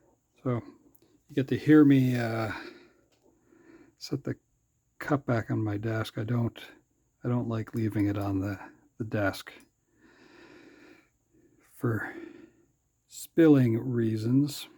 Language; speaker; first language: English; native; English